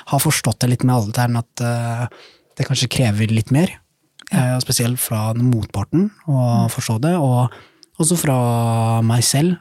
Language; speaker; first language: Norwegian; early bilingual, other home language; Somali